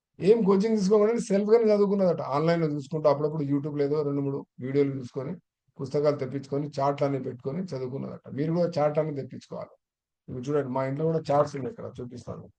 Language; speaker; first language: Telugu; non-native, local second language; Urdu